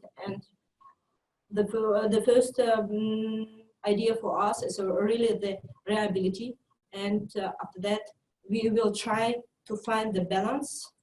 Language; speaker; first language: English; non-native, fluent; French